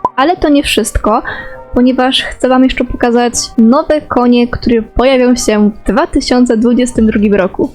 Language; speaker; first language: Polish; native; Polish